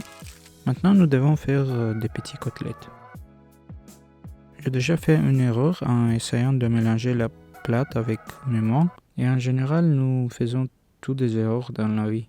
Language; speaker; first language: French; non-native, learner; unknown